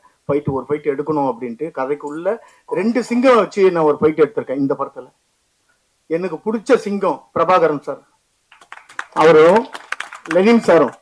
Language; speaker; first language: Tamil; native; Tamil